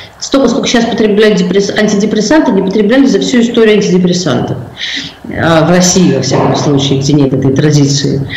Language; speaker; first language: Russian; native; Russian